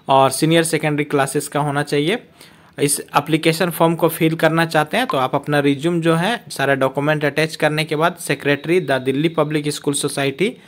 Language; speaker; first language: Hindi; native; Hindi